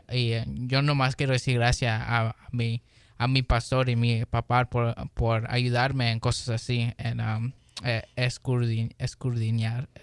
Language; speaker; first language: Spanish; early bilingual, heritage; Spanish